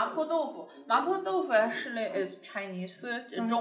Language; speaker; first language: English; non-native, learner; Chinese